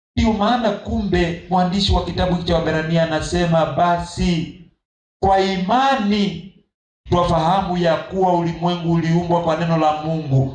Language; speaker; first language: Swahili; non-native, local second language; Kamba